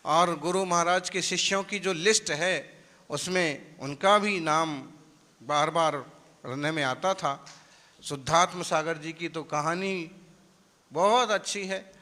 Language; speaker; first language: Hindi; non-native, local second language; Gujarati